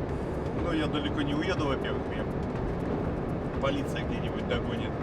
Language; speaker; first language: Russian; native; Russian